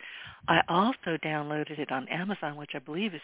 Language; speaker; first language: English; native; English